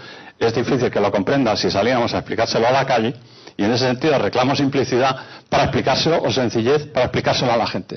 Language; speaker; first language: Spanish; native; Spanish